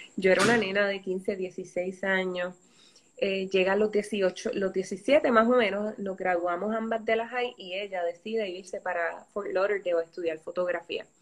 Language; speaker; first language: Spanish; native; Spanish